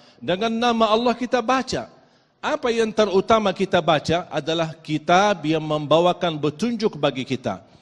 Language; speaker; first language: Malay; non-native, fluent; Arabic